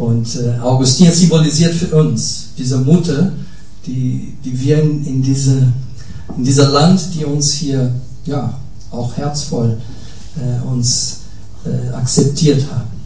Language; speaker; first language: German; non-native, fluent; Portuguese